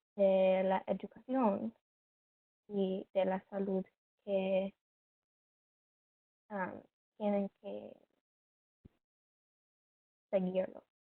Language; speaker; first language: Spanish; non-native, learner; English